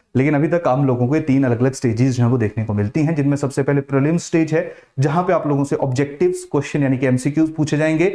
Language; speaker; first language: Hindi; native; Hindi